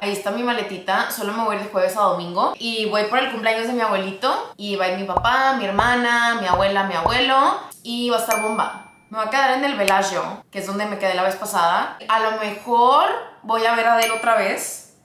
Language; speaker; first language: Spanish; early bilingual, heritage; Spanish